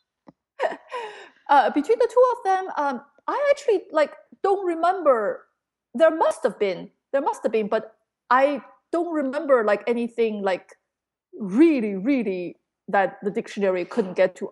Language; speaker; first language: English; non-native, fluent; Chinese